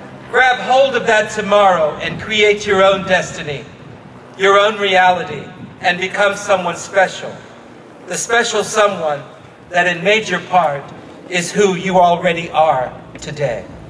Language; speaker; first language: English; native; English